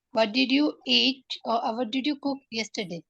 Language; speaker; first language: English; non-native, learner; Hindi